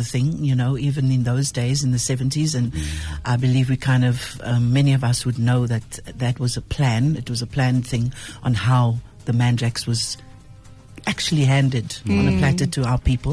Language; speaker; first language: English; native; English